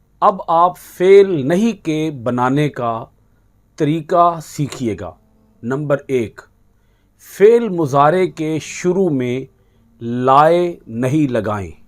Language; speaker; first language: Urdu; native; Urdu